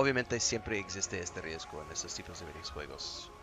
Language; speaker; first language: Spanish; non-native, learner; English